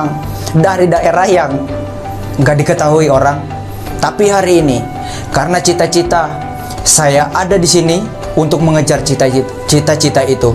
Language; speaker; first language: Indonesian; non-native, local second language; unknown